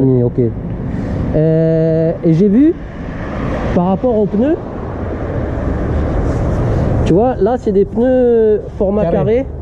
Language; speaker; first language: French; native; French